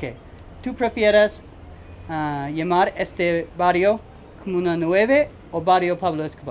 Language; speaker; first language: Spanish; non-native, learner; English